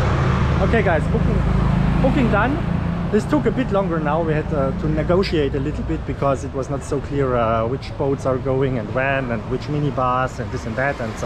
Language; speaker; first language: English; non-native, fluent; German